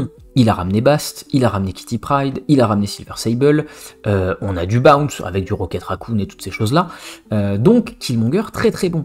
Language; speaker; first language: French; native; French